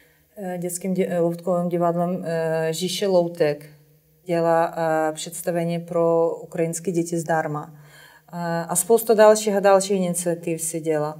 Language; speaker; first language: Czech; non-native, fluent; Ukrainian